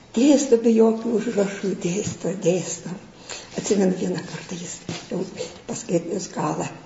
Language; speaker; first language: Lithuanian; native; Lithuanian